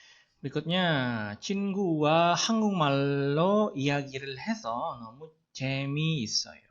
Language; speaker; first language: Korean; non-native, fluent; Indonesian